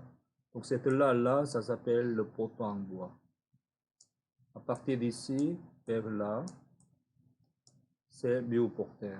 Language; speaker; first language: French; non-native, fluent; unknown